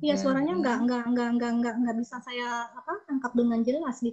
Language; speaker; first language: Indonesian; native; Indonesian